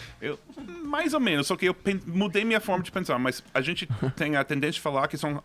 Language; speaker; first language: Portuguese; non-native, fluent; English